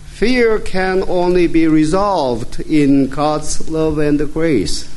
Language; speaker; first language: English; non-native, fluent; Korean